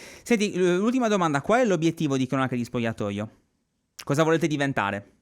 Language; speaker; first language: Italian; native; Italian